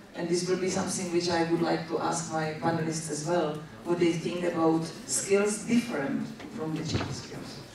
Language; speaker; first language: English; non-native, fluent; Czech